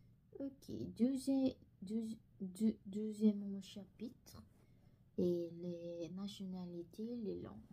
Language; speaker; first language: French; non-native, learner; Korean